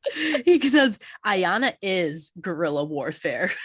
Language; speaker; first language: English; native; English